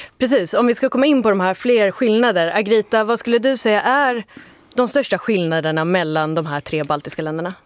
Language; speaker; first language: Swedish; native; Swedish